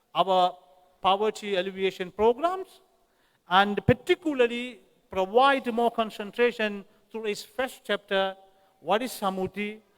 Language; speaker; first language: English; non-native, local second language; Tamil